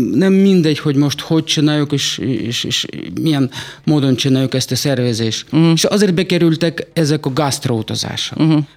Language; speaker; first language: Hungarian; non-native, fluent; Russian